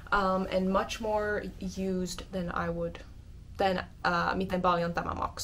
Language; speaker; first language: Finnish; non-native, fluent; English